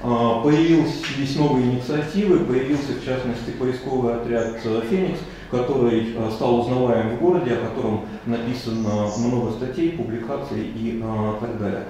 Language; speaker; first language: Russian; native; Russian